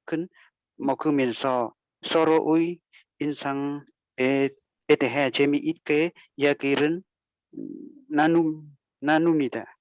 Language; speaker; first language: Korean; non-native, learner; Vietnamese